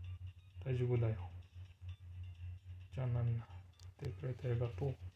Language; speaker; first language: Japanese; non-native, learner; English